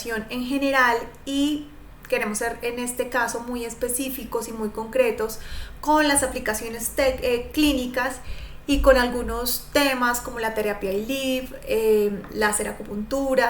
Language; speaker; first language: Spanish; native; Spanish